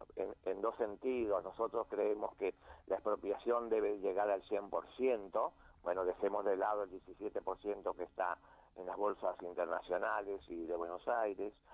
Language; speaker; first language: Spanish; native; Spanish